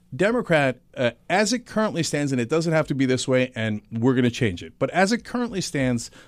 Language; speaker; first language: English; native; English